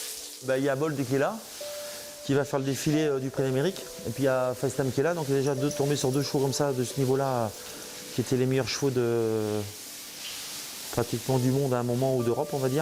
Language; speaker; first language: French; native; French